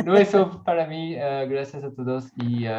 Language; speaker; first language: Spanish; non-native, learner; French